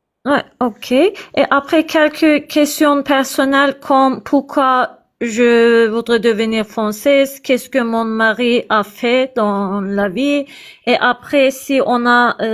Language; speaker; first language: French; non-native, learner; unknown